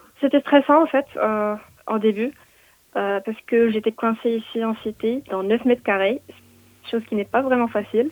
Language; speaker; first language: French; non-native, local second language; Arabic